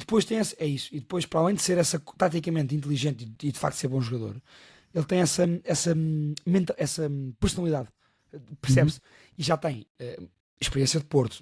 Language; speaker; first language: Portuguese; native; Portuguese